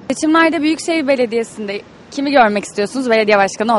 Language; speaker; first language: Turkish; native; Turkish